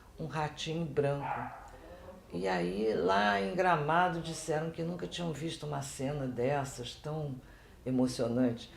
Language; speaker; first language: Portuguese; native; Portuguese